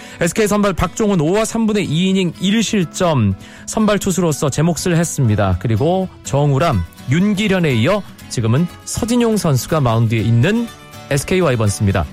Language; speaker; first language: Korean; native; Korean